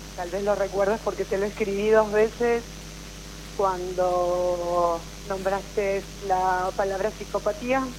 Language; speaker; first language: Spanish; native; Spanish